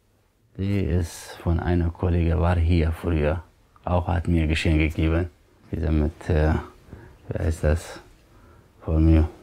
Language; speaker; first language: German; non-native, learner; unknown